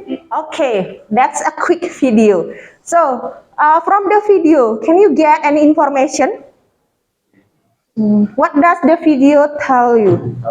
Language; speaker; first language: English; non-native, fluent; Indonesian